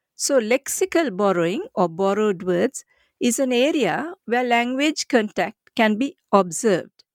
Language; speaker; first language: English; non-native, local second language; Sinhala